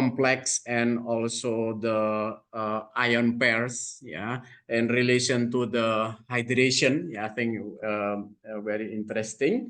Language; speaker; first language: English; non-native, fluent; Indonesian